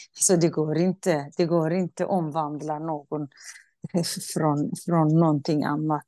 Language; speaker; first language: Swedish; non-native, fluent; Central Kurdish